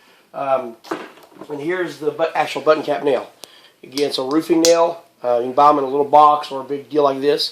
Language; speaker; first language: English; native; English